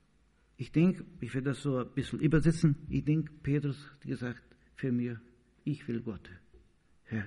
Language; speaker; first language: German; non-native, learner; Portuguese